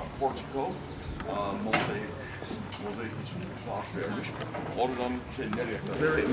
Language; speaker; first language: Turkish; non-native, learner; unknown